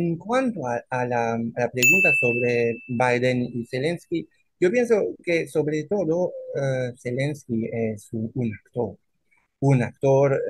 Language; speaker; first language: Spanish; non-native, fluent; French